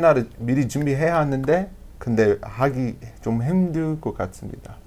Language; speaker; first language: Korean; non-native, learner; English